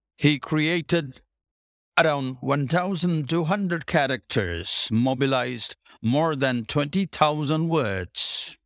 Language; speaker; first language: English; non-native, local second language; Tamil